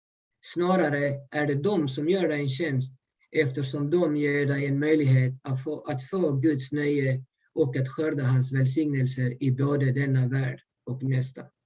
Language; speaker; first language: Swedish; early bilingual, other home language; Urdu